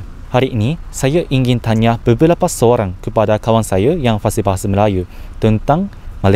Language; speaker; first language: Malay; non-native, fluent; Japanese